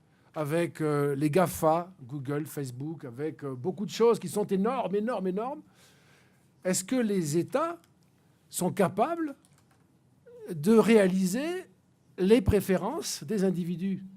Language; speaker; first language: French; native; French